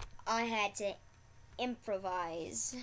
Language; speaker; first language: English; native; English